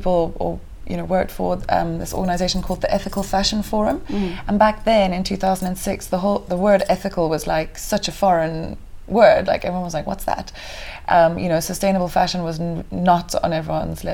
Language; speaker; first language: English; native; English